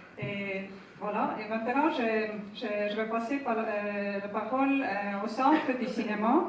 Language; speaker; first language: French; non-native, fluent; Estonian